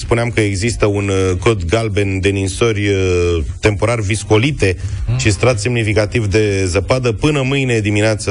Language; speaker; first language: Romanian; native; Romanian